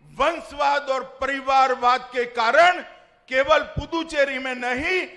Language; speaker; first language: Hindi; non-native, local second language; Gujarati